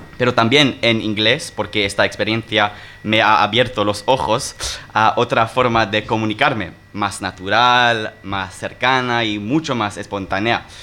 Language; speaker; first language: Spanish; non-native, learner; English